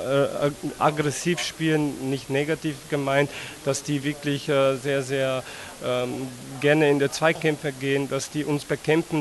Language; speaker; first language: German; non-native, fluent; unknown